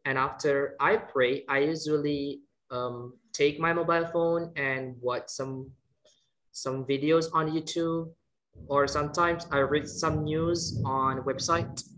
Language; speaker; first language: English; non-native, fluent; Indonesian